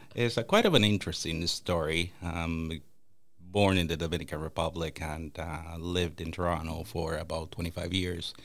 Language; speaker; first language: English; non-native, fluent; Spanish